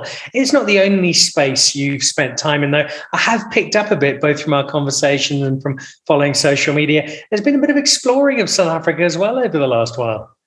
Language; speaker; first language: English; native; English